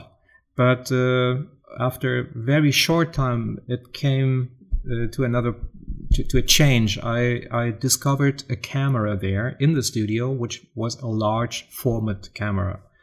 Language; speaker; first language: English; non-native, fluent; German